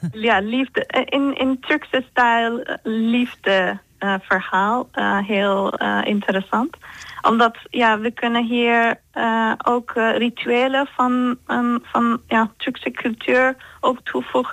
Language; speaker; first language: Dutch; non-native, fluent; Turkish